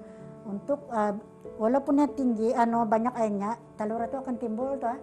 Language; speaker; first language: Malay; native; Malay